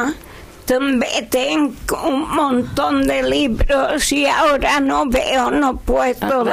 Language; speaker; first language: Spanish; non-native, local second language; Catalan